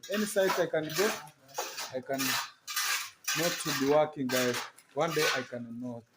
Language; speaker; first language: English; non-native, learner; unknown